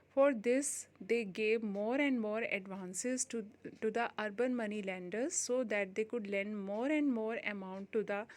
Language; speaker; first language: English; non-native, local second language; Hindi